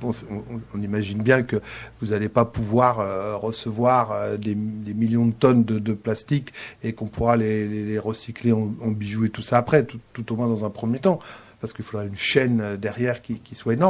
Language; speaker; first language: French; native; French